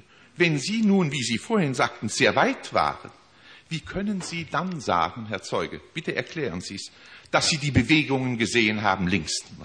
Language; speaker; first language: German; native; German